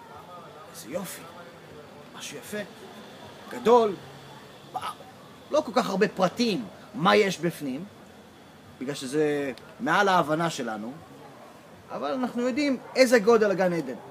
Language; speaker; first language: Hebrew; early bilingual, heritage; English